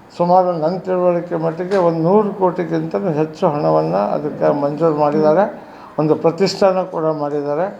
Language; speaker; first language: Kannada; non-native, local second language; Lambadi